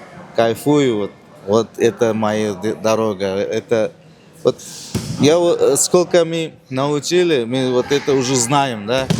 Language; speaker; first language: Russian; non-native, learner; Uzbek